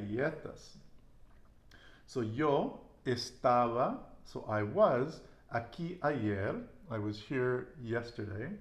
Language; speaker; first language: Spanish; non-native, learner; English